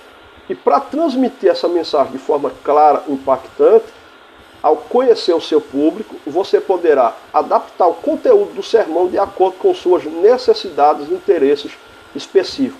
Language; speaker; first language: Portuguese; native; Portuguese